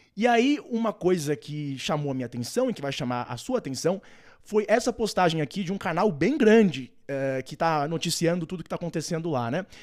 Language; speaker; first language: Portuguese; native; Portuguese